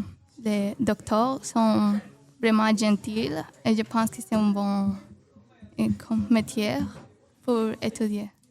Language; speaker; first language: French; non-native, learner; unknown